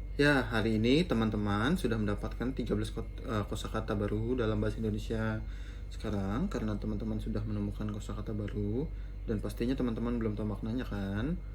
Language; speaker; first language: Indonesian; native; Indonesian